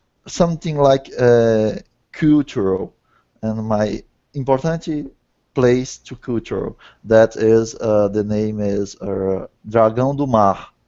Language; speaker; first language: English; non-native, learner; Portuguese